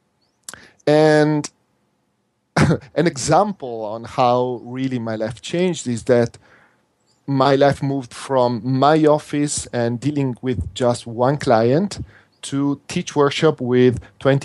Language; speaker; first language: English; non-native, fluent; Italian